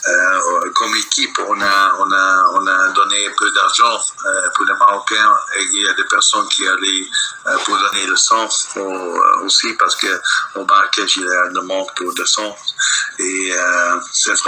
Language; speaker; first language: French; non-native, local second language; Dutch